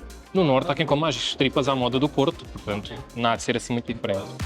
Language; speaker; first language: Portuguese; native; Portuguese